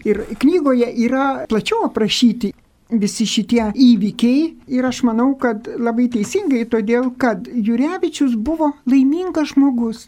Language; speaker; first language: Lithuanian; native; Lithuanian